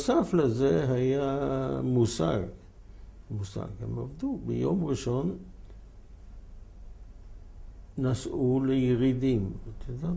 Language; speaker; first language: Hebrew; non-native, fluent; German